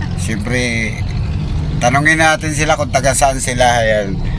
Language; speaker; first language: Filipino; native; Filipino